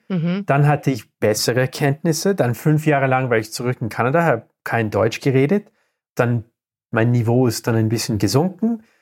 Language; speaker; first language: German; non-native, fluent; English